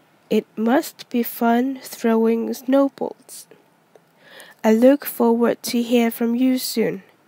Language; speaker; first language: English; non-native, local second language; Cantonese